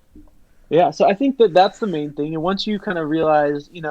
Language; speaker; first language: English; native; English